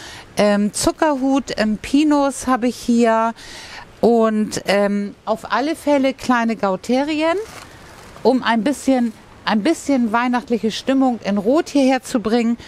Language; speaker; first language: German; native; German